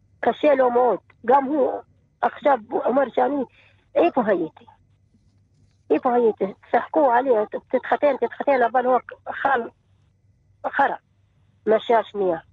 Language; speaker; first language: Hebrew; non-native, learner; Arabic